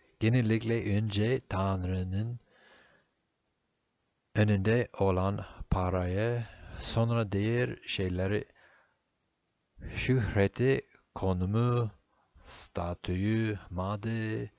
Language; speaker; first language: Turkish; non-native, fluent; English